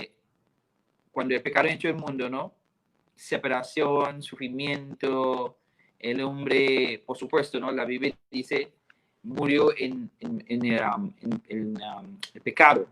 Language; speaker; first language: Spanish; non-native, fluent; English